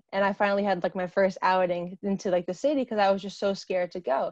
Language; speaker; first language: English; native; English